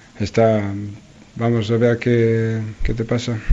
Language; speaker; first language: Spanish; non-native, learner; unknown